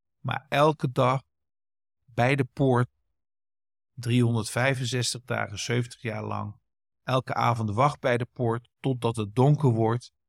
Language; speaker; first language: Dutch; early bilingual, other home language; Kurdish